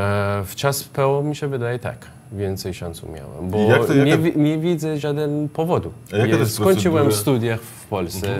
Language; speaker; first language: Polish; non-native, learner; Persian